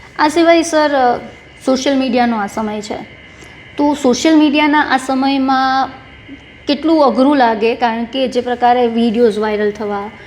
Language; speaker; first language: Gujarati; native; Gujarati